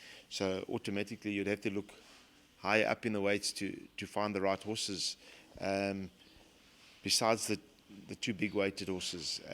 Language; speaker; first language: English; native; English